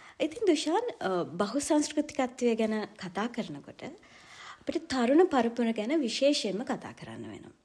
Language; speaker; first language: Sinhala; native; Sinhala